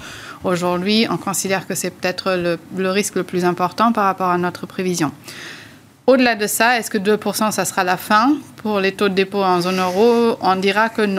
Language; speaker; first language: French; native; French